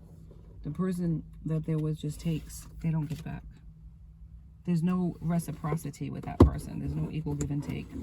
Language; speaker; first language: English; native; English